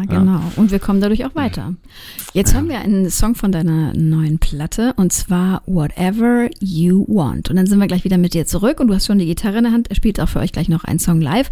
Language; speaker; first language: German; native; German